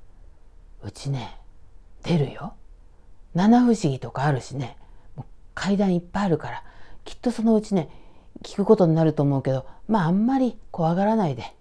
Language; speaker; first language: Japanese; native; Japanese